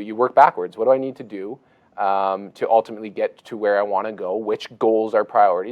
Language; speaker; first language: English; native; English